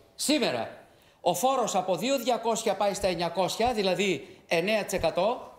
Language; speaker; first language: Greek; native; Greek